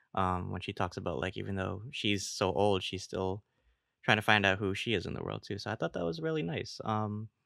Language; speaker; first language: English; early bilingual, other home language; Filipino